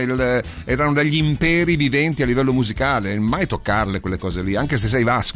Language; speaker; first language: Italian; native; Italian